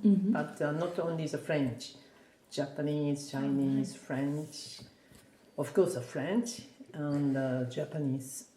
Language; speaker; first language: English; non-native, learner; Japanese